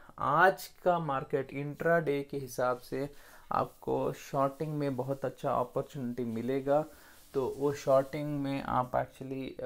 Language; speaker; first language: Hindi; non-native, local second language; Kannada